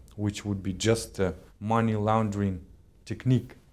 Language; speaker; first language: English; non-native, fluent; Kazakh